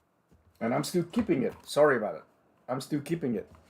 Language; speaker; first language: English; non-native, fluent; Vietnamese